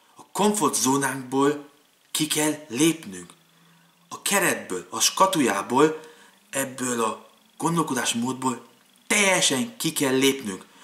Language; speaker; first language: Hungarian; early bilingual, other home language; German